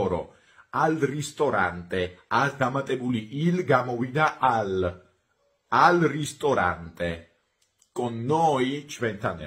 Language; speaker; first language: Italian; non-native, fluent; Georgian